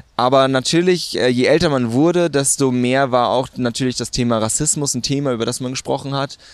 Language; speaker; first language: German; native; German